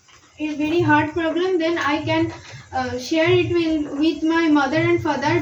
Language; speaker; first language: English; non-native, learner; Bangla